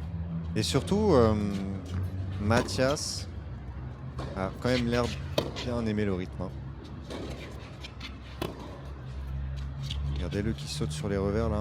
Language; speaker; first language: French; native; French